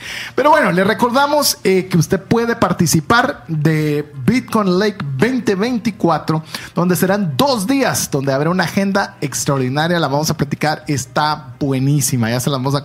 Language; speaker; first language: Spanish; native; Spanish